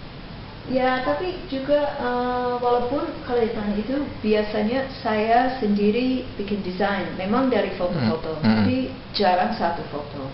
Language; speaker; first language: Indonesian; non-native, fluent; English